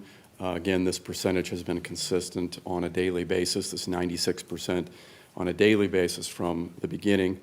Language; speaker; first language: English; native; English